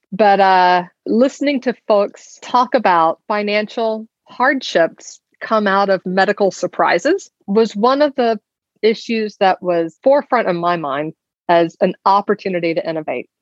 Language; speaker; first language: English; native; English